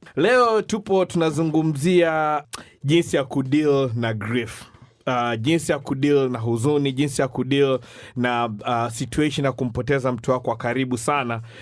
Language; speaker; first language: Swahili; native; Swahili